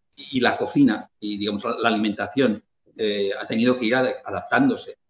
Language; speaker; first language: Spanish; native; Spanish